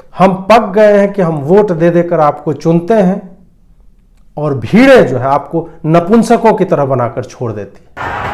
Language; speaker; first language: Hindi; native; Hindi